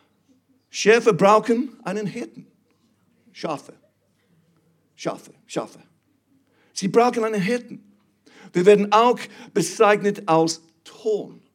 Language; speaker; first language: German; non-native, fluent; English